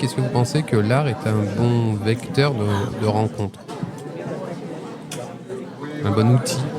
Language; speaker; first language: French; native; French